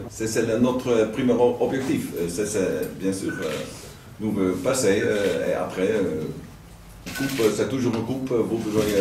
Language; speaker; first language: French; non-native, learner; Dutch